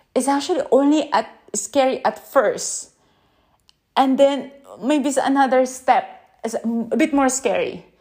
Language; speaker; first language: English; non-native, local second language; Filipino